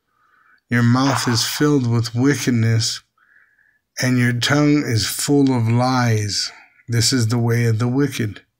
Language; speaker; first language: English; native; English